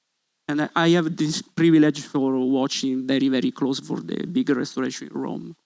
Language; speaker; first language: English; non-native, learner; Italian